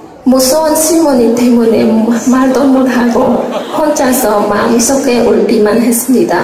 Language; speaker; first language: Korean; non-native, learner; Khmer